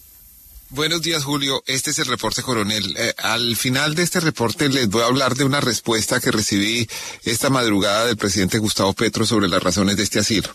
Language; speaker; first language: Spanish; native; Spanish